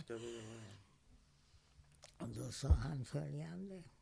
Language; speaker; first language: Swedish; non-native, fluent; Hungarian